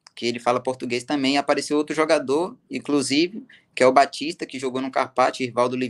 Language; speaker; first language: Portuguese; native; Portuguese